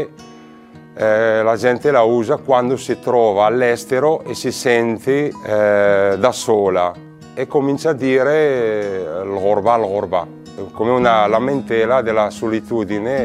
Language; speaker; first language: Italian; non-native, fluent; Arabic